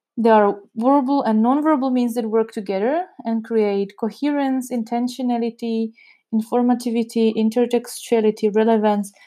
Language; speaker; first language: English; non-native, fluent; Czech